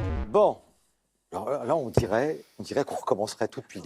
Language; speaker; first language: French; native; French